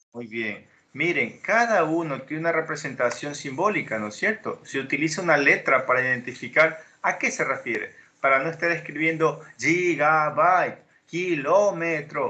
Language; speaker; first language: Spanish; native; Spanish